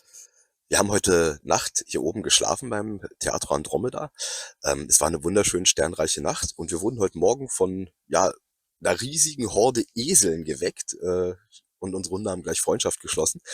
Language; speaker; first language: German; native; German